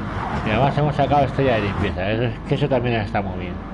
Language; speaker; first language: Spanish; native; Spanish